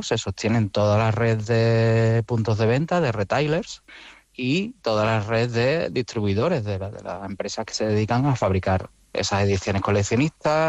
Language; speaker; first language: Spanish; native; Spanish